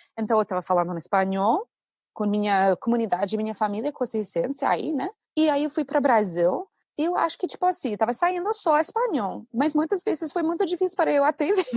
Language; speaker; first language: Portuguese; non-native, fluent; English